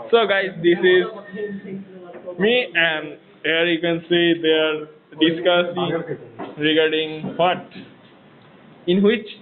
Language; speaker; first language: English; non-native, local second language; Bangla